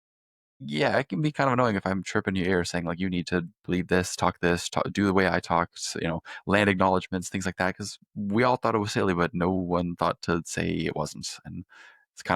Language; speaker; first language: English; native; English